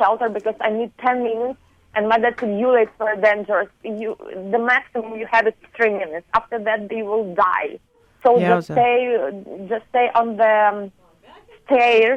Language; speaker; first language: English; non-native, fluent; Ukrainian